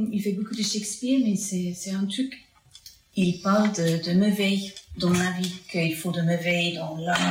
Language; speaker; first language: French; non-native, fluent; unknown